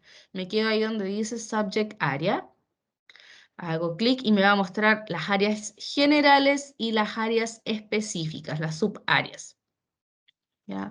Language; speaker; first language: Spanish; native; Spanish